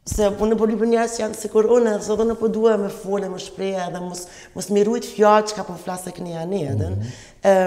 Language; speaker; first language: Albanian; early bilingual, other home language; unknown